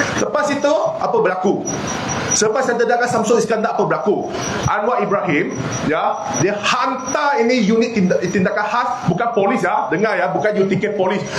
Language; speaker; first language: Malay; non-native, local second language; Chinese